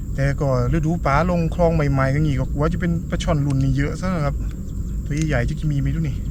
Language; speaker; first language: Thai; native; Thai